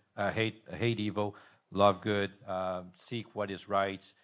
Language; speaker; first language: English; non-native, fluent; Portuguese